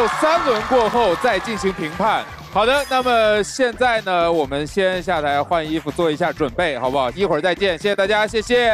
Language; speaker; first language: Chinese; native; Chinese